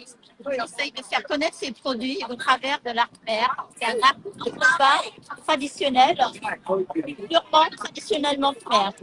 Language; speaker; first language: French; early bilingual, other home language; Vietnamese